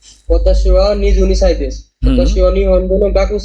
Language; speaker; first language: Japanese; non-native, learner; Bangla